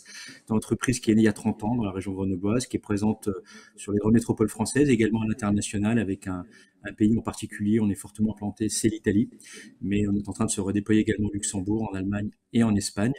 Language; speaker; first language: French; native; French